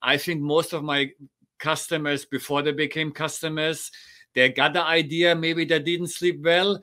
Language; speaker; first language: English; non-native, fluent; German